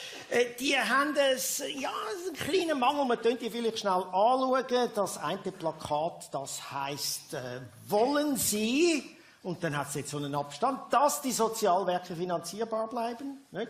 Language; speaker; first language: German; native; German